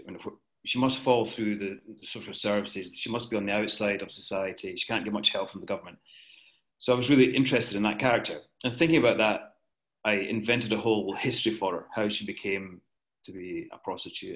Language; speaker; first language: English; native; English